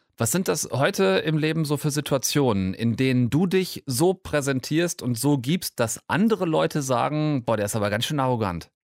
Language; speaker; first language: German; native; German